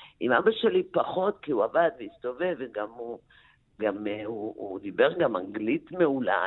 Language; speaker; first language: Hebrew; native; Hebrew